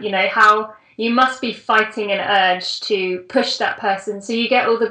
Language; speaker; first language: English; native; English